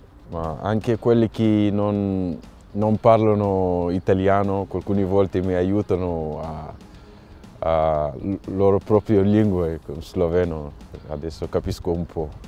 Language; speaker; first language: Italian; non-native, fluent; French